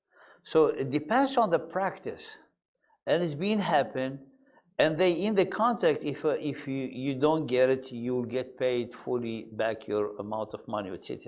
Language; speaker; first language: English; non-native, fluent; Arabic